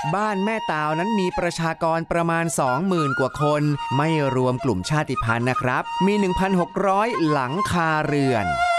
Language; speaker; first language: Thai; native; Thai